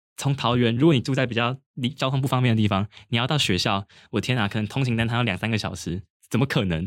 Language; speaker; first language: Chinese; native; Chinese